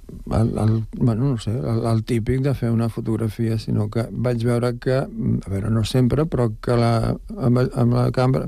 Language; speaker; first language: Catalan; native; Catalan